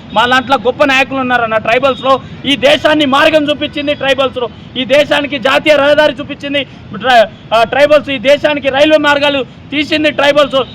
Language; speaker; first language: Telugu; non-native, local second language; Lambadi